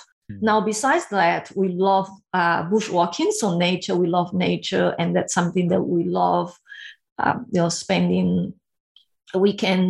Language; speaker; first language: English; non-native, fluent; Portuguese